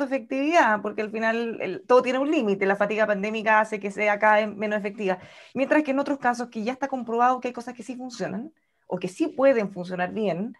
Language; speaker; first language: Spanish; native; Spanish